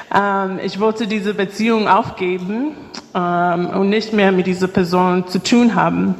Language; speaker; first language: German; non-native, fluent; English